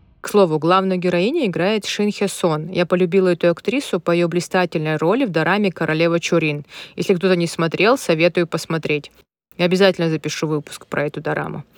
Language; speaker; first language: Russian; native; Russian